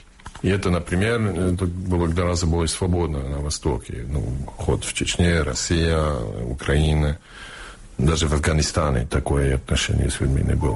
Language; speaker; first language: Russian; early bilingual, heritage; Russian